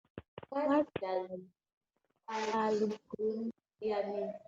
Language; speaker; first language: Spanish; non-native, learner; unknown